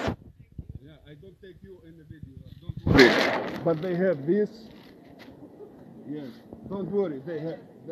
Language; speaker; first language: English; non-native, learner; Arabic